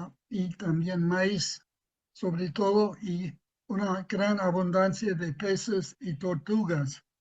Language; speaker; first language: Spanish; non-native, fluent; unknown